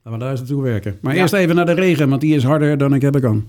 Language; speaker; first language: Dutch; native; Dutch